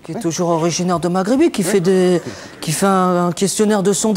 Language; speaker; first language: French; native; French